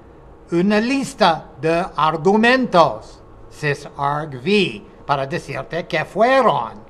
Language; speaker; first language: Spanish; non-native, fluent; English